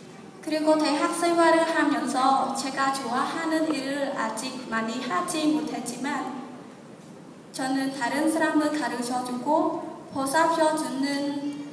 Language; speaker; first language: Korean; non-native, learner; Khmer